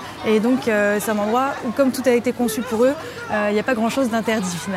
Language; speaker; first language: French; native; French